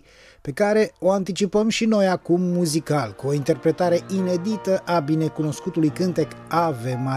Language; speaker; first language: Romanian; native; Romanian